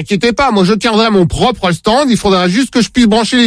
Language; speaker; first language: French; native; French